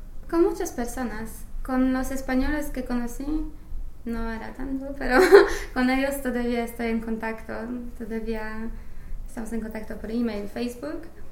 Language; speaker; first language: Spanish; non-native, fluent; English